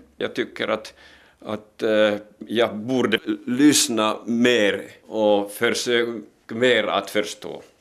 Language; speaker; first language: Swedish; non-native, local second language; Finnish